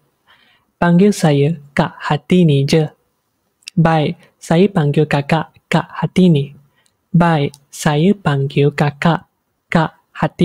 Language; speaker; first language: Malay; non-native, local second language; Chinese